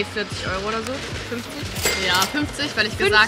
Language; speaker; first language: German; native; German